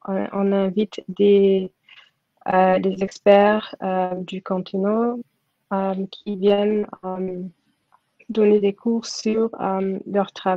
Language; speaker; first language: French; non-native, fluent; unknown